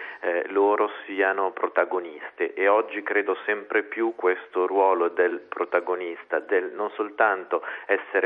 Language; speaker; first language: Italian; native; Italian